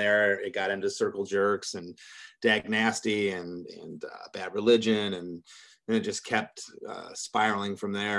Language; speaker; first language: English; native; English